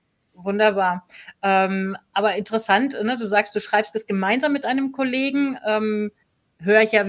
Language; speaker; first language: German; native; German